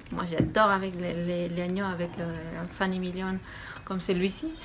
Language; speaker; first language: French; non-native, fluent; Spanish